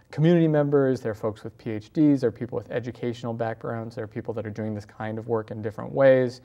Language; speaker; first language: English; native; English